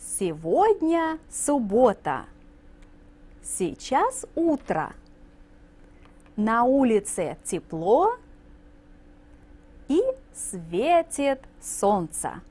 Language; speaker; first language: Russian; non-native, fluent; English